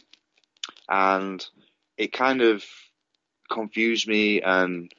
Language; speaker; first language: English; native; English